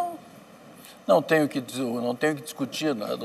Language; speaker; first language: Portuguese; native; Portuguese